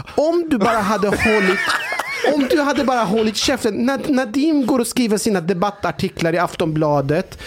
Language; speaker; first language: Swedish; early bilingual, other home language; Persian